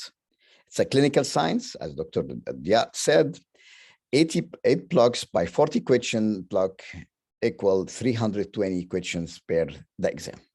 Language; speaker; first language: English; non-native, fluent; Arabic